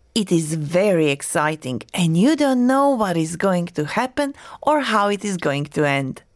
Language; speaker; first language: English; non-native, fluent; Croatian